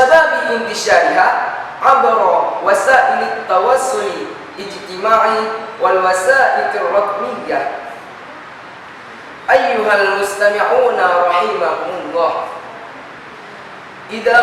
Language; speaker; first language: Arabic; non-native, learner; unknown